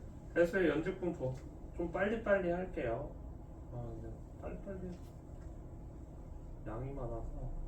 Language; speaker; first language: Korean; native; Korean